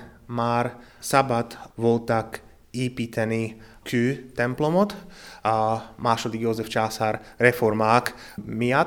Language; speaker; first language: Hungarian; non-native, learner; Slovak